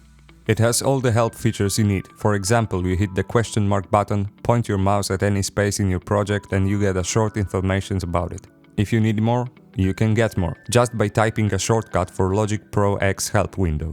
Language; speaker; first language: English; non-native, fluent; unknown